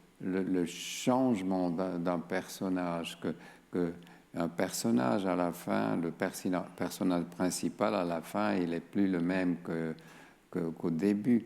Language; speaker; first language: French; non-native, fluent; German